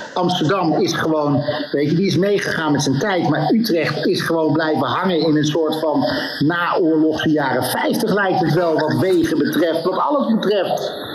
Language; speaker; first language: Dutch; native; Dutch